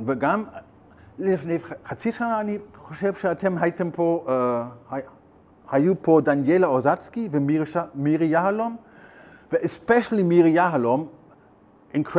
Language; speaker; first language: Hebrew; non-native, learner; German